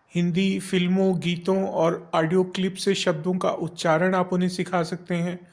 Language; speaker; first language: Hindi; native; Hindi